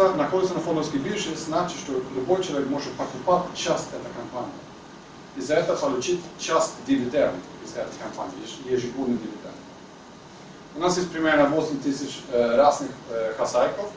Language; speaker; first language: Russian; non-native, learner; Swedish